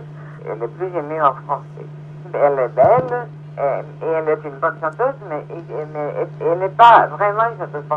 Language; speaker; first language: French; non-native, fluent; Portuguese